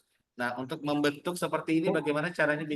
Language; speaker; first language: Indonesian; native; Indonesian